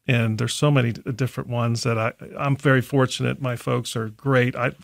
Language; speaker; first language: English; native; English